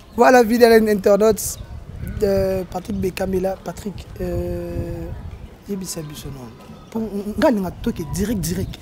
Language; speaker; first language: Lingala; native; Lingala